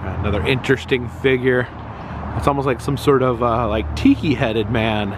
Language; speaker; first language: English; native; English